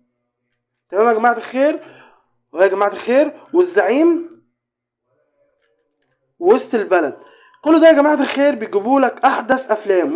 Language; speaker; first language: Arabic; native; Arabic